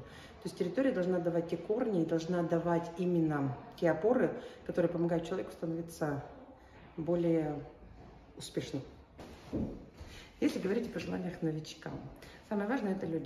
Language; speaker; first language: Russian; native; Russian